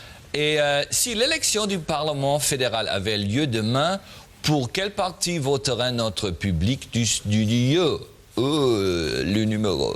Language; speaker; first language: French; non-native, learner; German